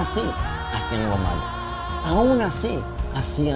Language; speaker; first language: Spanish; native; Spanish